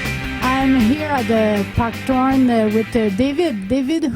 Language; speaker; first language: English; non-native, local second language; French